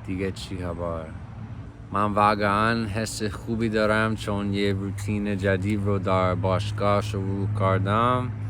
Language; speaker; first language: Persian; non-native, fluent; English